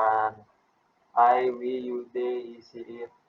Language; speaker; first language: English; non-native, fluent; Indonesian